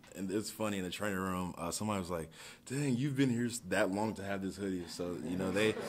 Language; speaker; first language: English; native; English